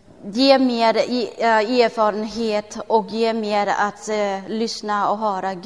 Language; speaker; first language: Swedish; non-native, learner; Thai